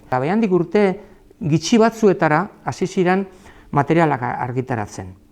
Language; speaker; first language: Basque; native; Basque